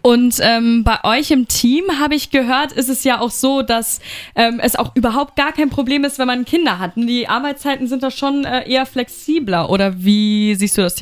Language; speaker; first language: German; native; German